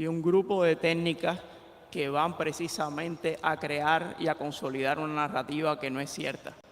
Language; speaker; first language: Spanish; native; Spanish